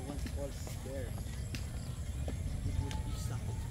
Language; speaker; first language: English; non-native, local second language; Filipino